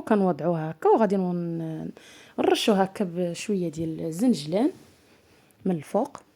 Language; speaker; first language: Arabic; native; Arabic